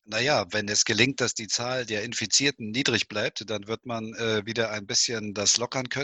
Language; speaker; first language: German; native; German